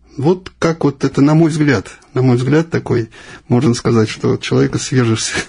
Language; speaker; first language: Russian; native; Russian